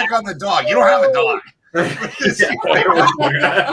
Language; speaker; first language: English; native; English